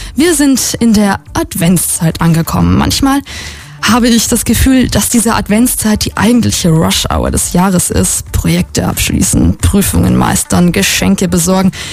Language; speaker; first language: German; native; German